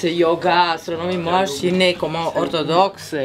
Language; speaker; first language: French; non-native, fluent; Serbian